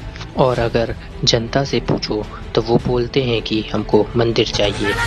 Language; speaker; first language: Hindi; native; Hindi